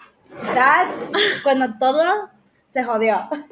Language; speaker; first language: Spanish; early bilingual, heritage; Spanish